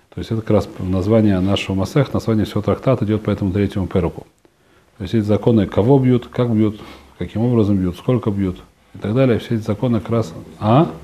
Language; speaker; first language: Russian; early bilingual, heritage; Russian